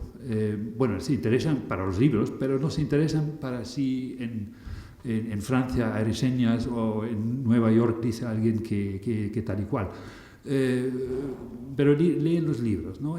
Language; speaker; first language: Spanish; non-native, fluent; German